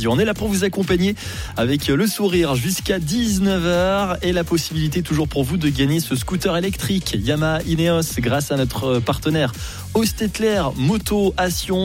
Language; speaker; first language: French; native; French